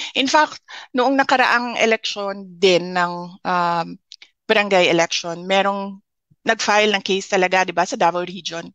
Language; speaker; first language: Filipino; non-native, local second language; Cebuano